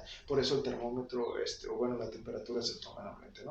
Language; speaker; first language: Spanish; native; Spanish